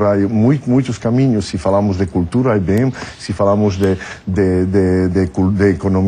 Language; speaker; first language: Portuguese; non-native, fluent; French